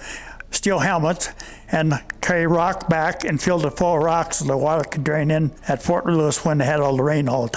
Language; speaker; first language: English; native; English